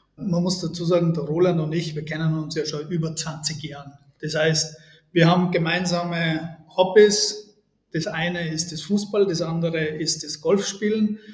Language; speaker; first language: German; native; German